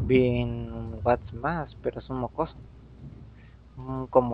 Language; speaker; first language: Spanish; native; Spanish